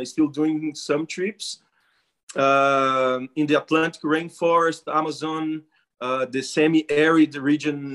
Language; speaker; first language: English; non-native, fluent; Portuguese